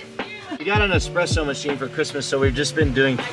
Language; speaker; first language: English; native; English